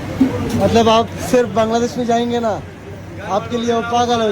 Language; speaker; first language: Hindi; non-native, fluent; Bangla